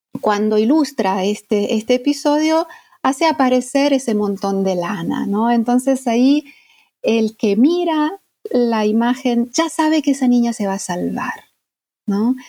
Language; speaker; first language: Spanish; non-native, fluent; Italian